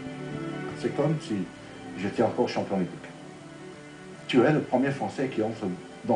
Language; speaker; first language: French; non-native, fluent; Italian